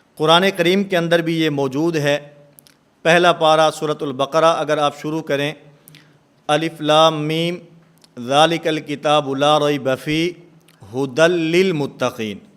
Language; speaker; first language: Urdu; non-native, local second language; Punjabi